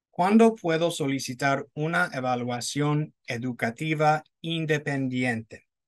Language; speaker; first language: Spanish; non-native, fluent; English